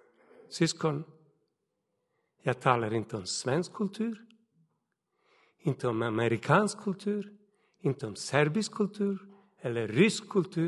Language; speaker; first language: Swedish; non-native, fluent; Serbian